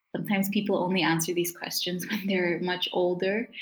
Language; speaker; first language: English; native; English